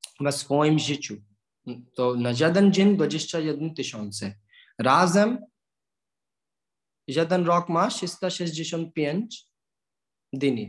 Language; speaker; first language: Polish; non-native, learner; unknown